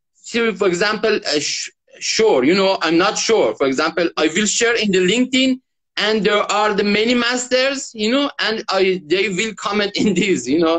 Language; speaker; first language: English; non-native, learner; Persian